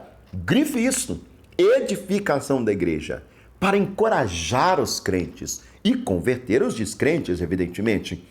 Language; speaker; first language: Portuguese; native; Portuguese